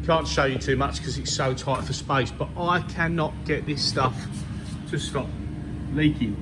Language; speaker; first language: English; native; English